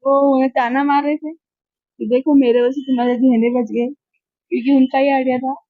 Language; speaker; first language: Hindi; non-native, local second language; Marathi